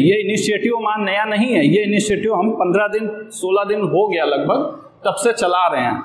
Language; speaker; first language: Hindi; native; Hindi